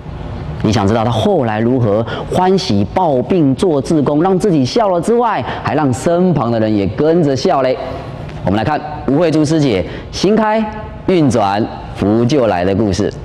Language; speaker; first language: Chinese; native; Chinese